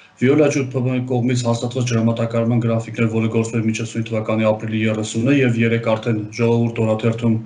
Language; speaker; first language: Armenian; native; Armenian